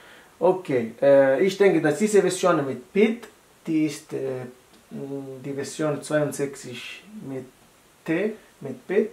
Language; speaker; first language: German; non-native, fluent; Italian